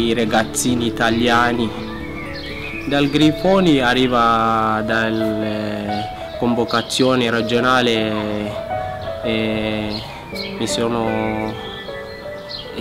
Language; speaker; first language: Italian; non-native, learner; Hausa